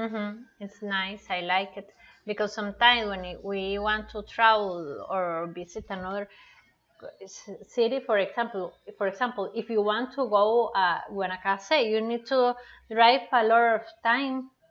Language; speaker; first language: English; non-native, learner; Spanish